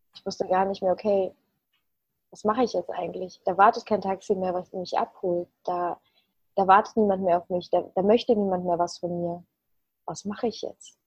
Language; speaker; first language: German; early bilingual, other home language; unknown